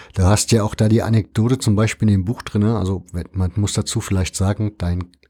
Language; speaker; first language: German; native; German